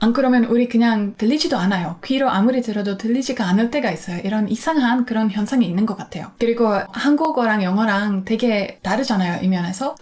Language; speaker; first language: Korean; non-native, fluent; Czech